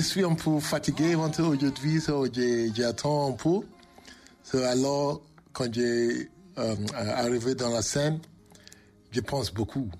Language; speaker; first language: French; non-native, learner; English